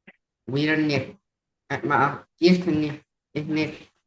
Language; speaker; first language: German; non-native, learner; Indonesian